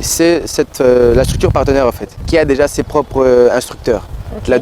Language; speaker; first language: French; non-native, local second language; Lingala